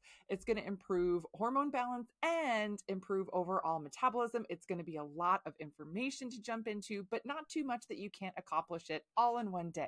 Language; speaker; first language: English; native; English